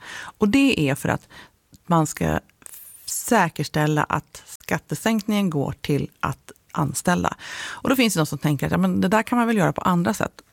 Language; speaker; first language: Swedish; native; Swedish